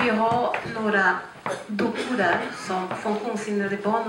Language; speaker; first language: Swedish; non-native, fluent; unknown